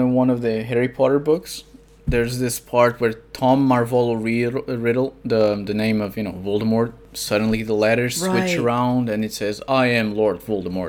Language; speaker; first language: English; non-native, fluent; Portuguese